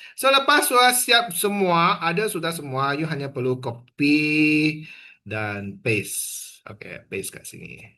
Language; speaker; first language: Malay; non-native, local second language; Chinese